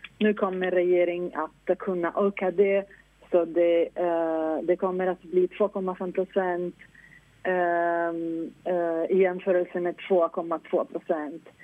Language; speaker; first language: Swedish; non-native, fluent; Italian